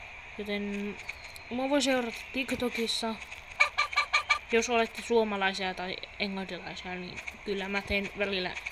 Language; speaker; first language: Finnish; native; Finnish